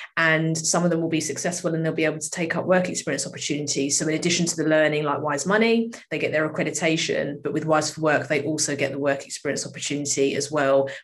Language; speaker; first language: English; native; English